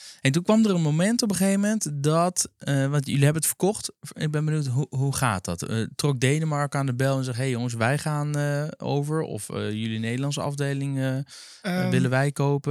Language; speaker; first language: Dutch; native; Dutch